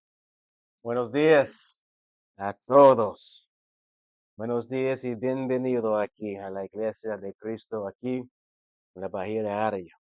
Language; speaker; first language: Spanish; non-native, fluent; English